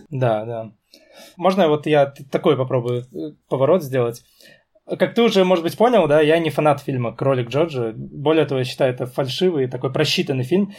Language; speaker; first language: Russian; native; Russian